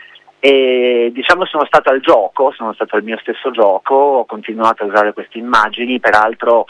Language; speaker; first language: Italian; native; Italian